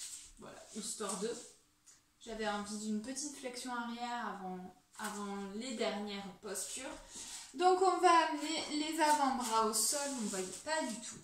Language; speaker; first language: French; native; French